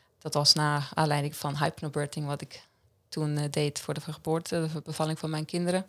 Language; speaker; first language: Dutch; non-native, fluent; Swiss German